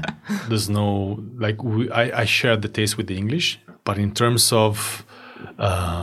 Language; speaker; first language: English; non-native, fluent; Italian